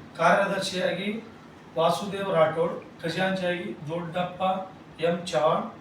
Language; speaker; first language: Kannada; non-native, local second language; Lambadi